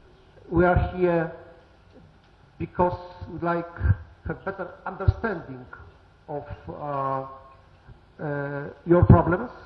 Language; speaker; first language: English; non-native, learner; Polish